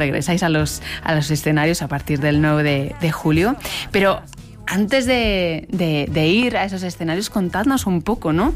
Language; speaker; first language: Spanish; native; Spanish